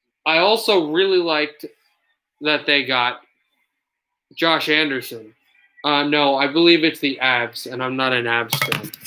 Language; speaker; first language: English; native; English